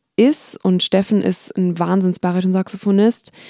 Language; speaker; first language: German; native; German